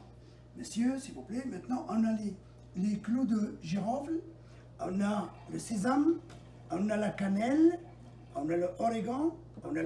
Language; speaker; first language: French; non-native, local second language; Arabic